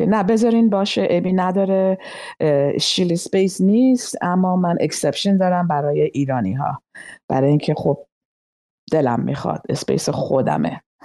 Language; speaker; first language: Persian; native; Persian